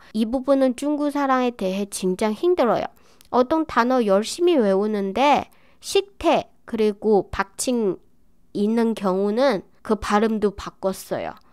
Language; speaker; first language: Korean; non-native, fluent; Chinese